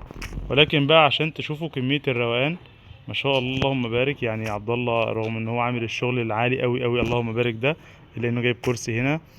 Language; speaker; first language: Arabic; native; Arabic